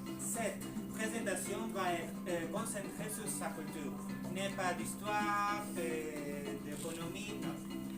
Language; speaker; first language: French; non-native, learner; Spanish